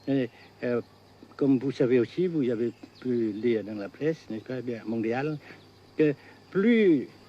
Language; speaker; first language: French; non-native, fluent; Vietnamese